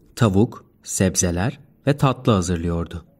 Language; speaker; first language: Turkish; native; Turkish